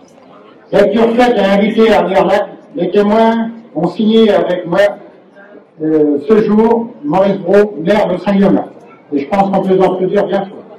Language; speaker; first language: French; native; French